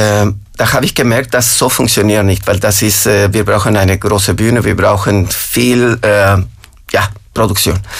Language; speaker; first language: German; non-native, fluent; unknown